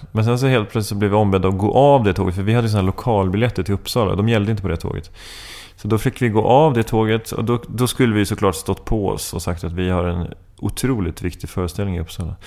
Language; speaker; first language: Swedish; native; Swedish